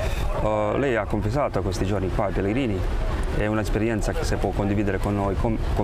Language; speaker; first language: Italian; non-native, fluent; Croatian